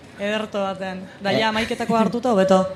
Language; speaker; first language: Basque; native; Basque